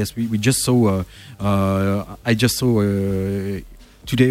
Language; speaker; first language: English; non-native, learner; French